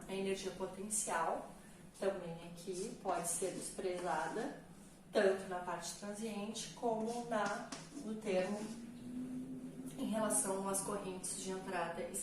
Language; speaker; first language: Portuguese; native; Portuguese